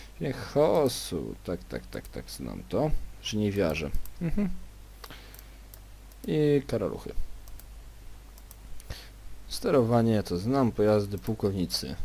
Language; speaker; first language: Polish; native; Polish